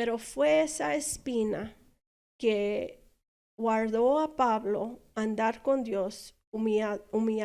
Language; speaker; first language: Spanish; non-native, fluent; English